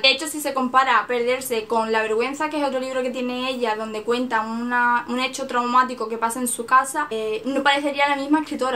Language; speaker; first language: Spanish; native; Spanish